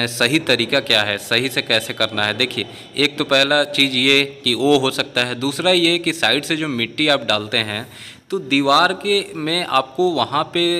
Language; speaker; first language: Hindi; native; Hindi